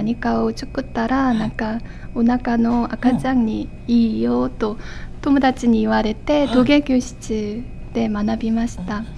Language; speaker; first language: Japanese; non-native, fluent; Korean